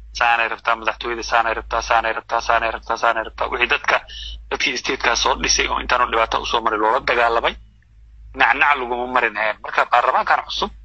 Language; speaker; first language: Somali; non-native, local second language; Maay